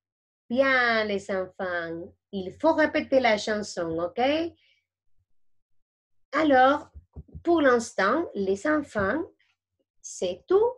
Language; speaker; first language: French; non-native, fluent; Spanish